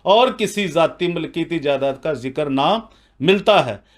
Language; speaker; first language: Urdu; non-native, local second language; Punjabi